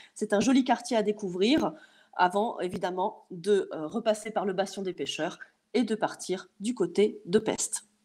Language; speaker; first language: French; native; French